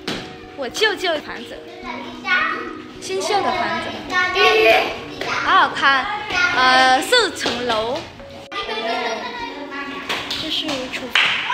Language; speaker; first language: Chinese; non-native, fluent; Vietnamese